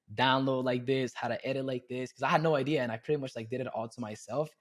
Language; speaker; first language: English; early bilingual, other home language; Spanish